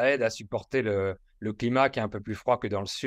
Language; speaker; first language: French; native; French